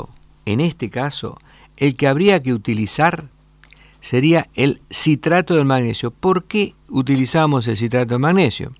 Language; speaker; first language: Spanish; native; Spanish